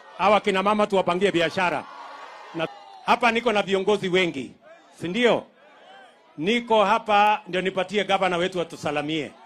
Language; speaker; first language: Swahili; non-native, local second language; Kalenjin